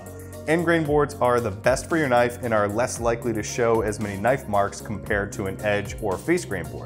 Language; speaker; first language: English; native; English